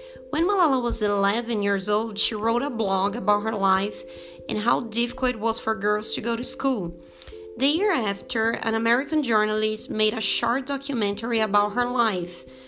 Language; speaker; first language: English; non-native, fluent; Portuguese